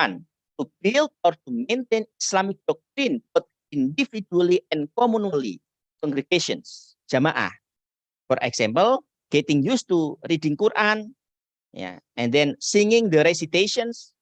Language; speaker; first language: English; non-native, learner; Indonesian